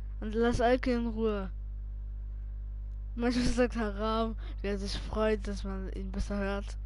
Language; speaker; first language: German; native; German